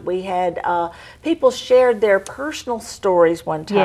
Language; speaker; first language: English; native; English